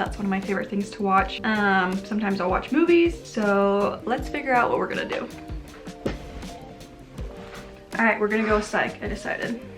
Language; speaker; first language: English; native; English